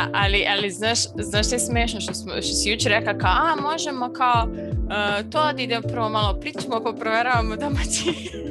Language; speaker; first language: Bosnian; native; Bosnian